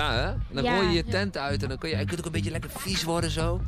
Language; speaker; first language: Dutch; native; Dutch